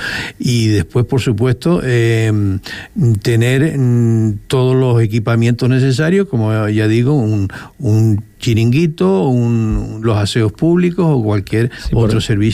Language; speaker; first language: Spanish; native; Spanish